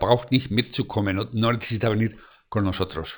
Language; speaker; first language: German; non-native, fluent; Spanish